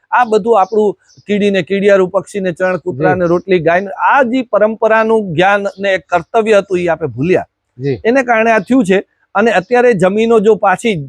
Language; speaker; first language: Gujarati; native; Gujarati